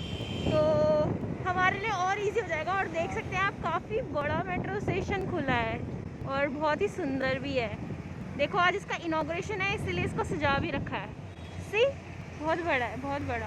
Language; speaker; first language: Hindi; native; Hindi